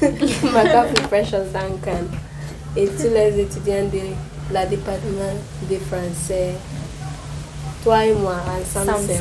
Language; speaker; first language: French; non-native, learner; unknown